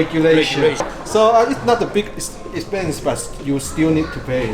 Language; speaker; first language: English; non-native, fluent; Chinese